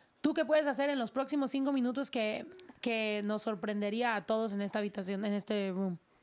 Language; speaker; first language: Spanish; early bilingual, heritage; Spanish